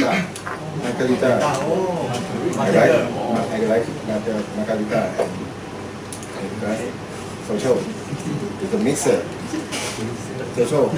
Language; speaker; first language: English; non-native, learner; Thai